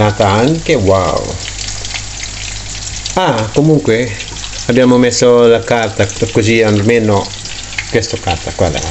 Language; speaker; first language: Italian; non-native, learner; Filipino